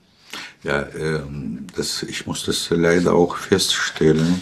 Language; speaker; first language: German; non-native, fluent; Russian